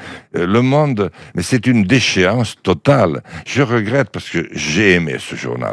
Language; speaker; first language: French; native; French